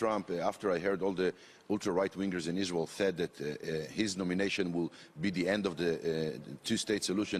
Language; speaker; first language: English; non-native, fluent; Hebrew